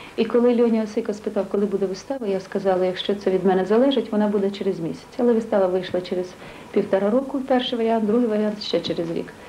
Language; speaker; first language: Ukrainian; native; Ukrainian